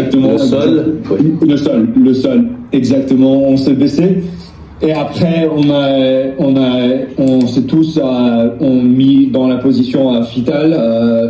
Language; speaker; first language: French; non-native, learner; English